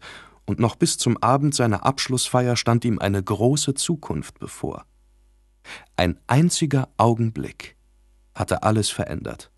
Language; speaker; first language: German; native; German